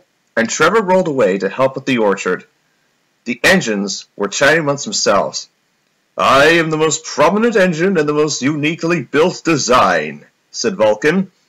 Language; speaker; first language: English; native; English